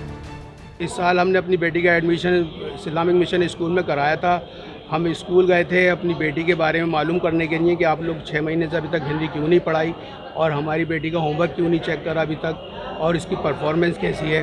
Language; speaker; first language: Hindi; native; Hindi